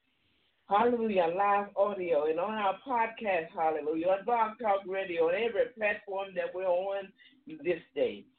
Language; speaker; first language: English; native; English